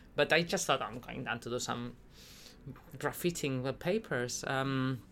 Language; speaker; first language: English; non-native, fluent; Spanish